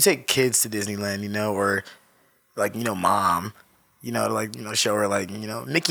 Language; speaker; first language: English; native; English